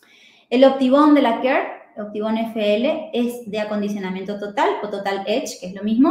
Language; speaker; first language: Spanish; native; Spanish